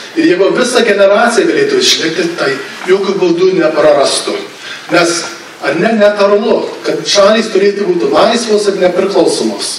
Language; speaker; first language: Lithuanian; early bilingual, other home language; English